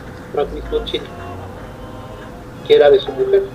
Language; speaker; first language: Spanish; native; Spanish